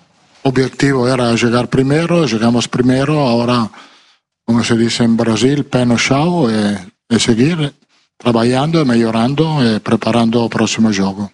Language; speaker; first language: Portuguese; non-native, fluent; Italian